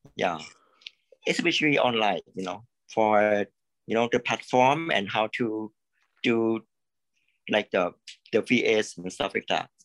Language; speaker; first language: English; non-native, learner; Thai